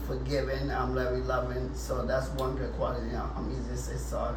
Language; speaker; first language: English; native; English